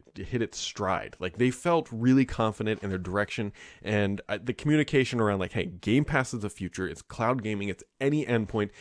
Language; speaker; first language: English; native; English